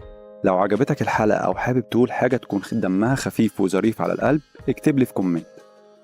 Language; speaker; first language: Arabic; native; Arabic